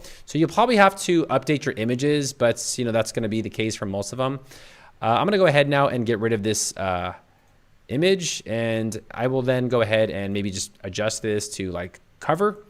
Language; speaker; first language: English; native; English